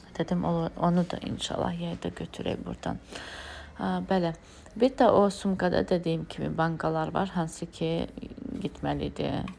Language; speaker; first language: Azerbaijani; non-native, fluent; Lezghian